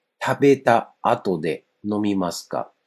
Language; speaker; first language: Japanese; non-native, fluent; Chinese